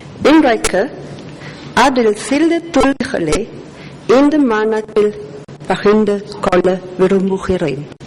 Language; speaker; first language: Tamil; non-native, learner; German